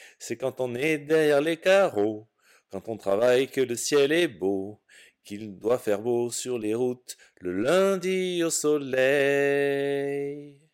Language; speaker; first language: French; native; French